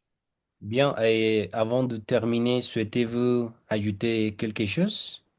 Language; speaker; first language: French; non-native, fluent; Spanish